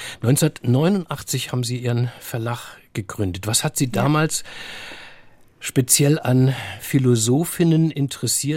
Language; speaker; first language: German; native; German